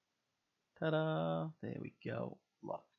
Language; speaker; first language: English; native; English